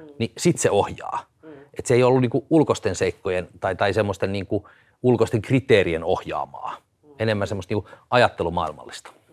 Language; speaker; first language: Finnish; native; Finnish